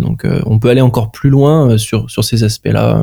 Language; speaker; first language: French; native; French